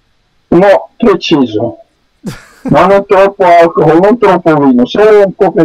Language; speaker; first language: Italian; non-native, learner; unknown